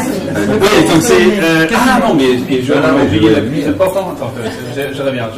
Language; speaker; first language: French; non-native, fluent; German